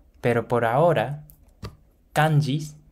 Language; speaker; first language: Spanish; non-native, fluent; Japanese